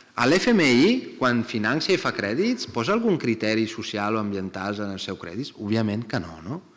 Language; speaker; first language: Catalan; non-native, fluent; Italian